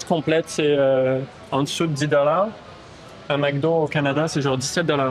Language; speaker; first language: French; native; French